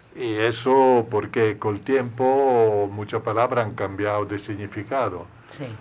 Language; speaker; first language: Spanish; non-native, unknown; Italian